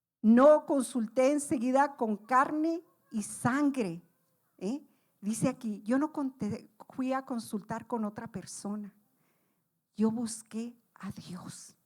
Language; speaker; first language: Spanish; native; Spanish